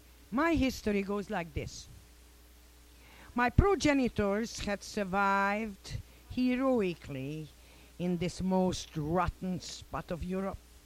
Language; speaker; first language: English; non-native, fluent; Hungarian